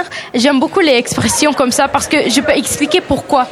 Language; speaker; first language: French; non-native, learner; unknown